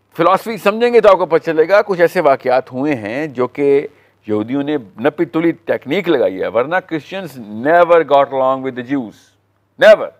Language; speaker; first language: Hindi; native; Hindi